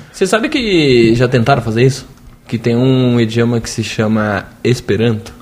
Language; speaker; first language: Portuguese; native; Portuguese